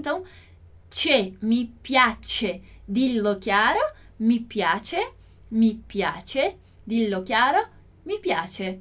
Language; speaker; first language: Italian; non-native, fluent; Portuguese